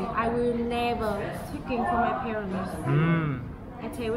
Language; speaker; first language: English; non-native, learner; Vietnamese